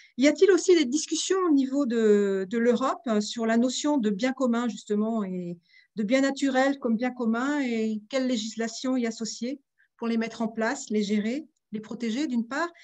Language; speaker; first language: French; native; French